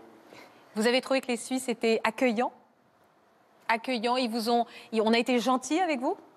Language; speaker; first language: French; native; French